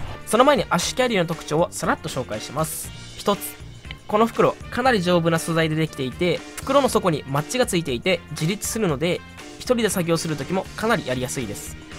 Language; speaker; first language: Japanese; native; Japanese